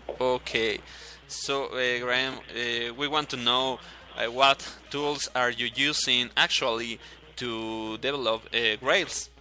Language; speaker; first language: English; non-native, learner; Spanish